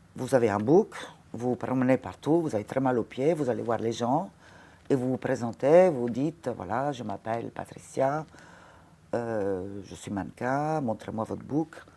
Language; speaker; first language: French; non-native, fluent; Italian